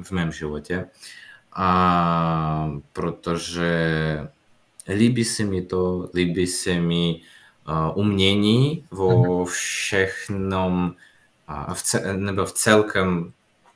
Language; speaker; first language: Czech; non-native, learner; Russian